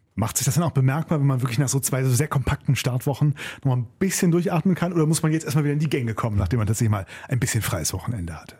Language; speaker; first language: German; native; German